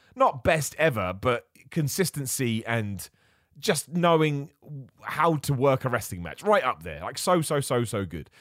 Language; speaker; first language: English; native; English